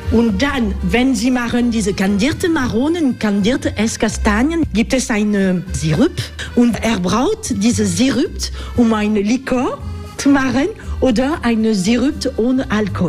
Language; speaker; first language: German; non-native, learner; French